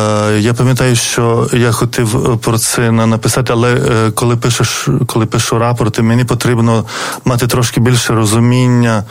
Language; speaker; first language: Ukrainian; non-native, fluent; Lithuanian